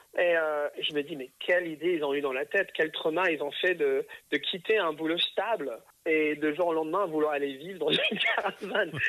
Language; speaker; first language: French; early bilingual, other home language; English